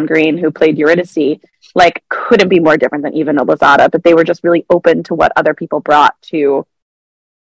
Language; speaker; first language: English; native; English